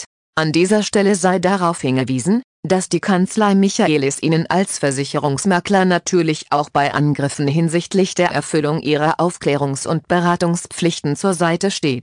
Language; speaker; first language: German; native; German